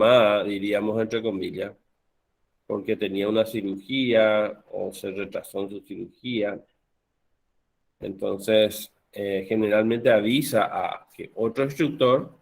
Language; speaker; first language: Spanish; native; Spanish